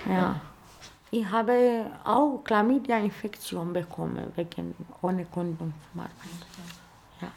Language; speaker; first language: German; non-native, learner; Romanian